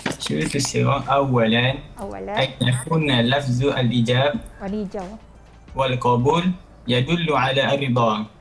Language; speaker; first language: Arabic; non-native, learner; Malay